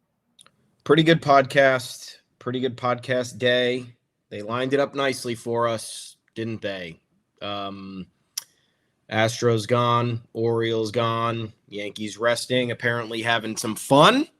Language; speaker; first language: English; native; English